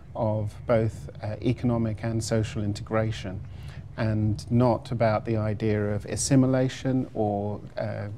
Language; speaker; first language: English; native; English